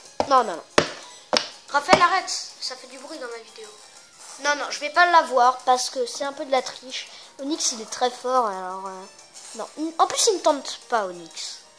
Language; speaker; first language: French; native; French